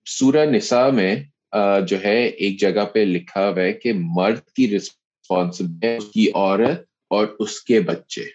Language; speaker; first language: Urdu; native; Urdu